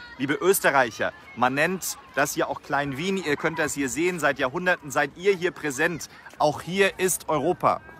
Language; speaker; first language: German; native; German